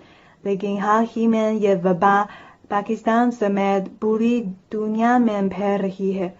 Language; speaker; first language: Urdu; non-native, learner; Chinese